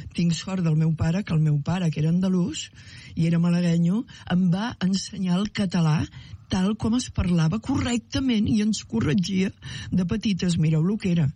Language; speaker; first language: Catalan; native; Catalan